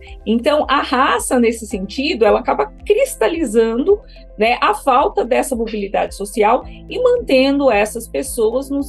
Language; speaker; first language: Portuguese; native; Portuguese